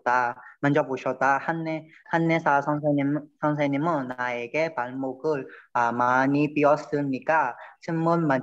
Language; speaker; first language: Korean; non-native, learner; Burmese